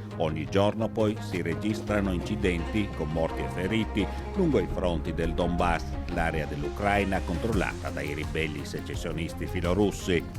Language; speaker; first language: Italian; native; Italian